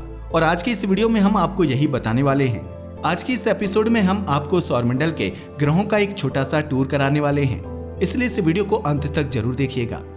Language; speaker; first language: Hindi; native; Hindi